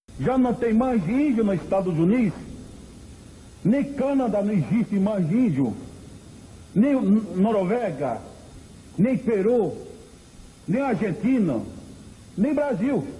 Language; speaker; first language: Portuguese; non-native, local second language; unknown